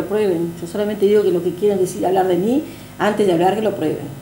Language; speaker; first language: Spanish; native; Spanish